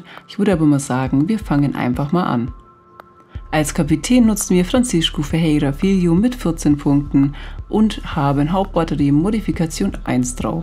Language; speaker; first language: German; native; German